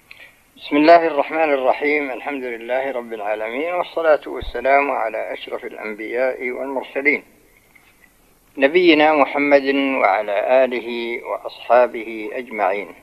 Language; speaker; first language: Arabic; native; Arabic